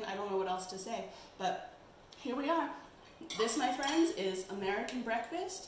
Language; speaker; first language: English; native; English